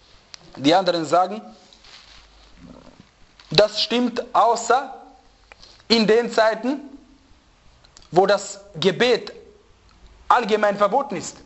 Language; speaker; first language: German; non-native, fluent; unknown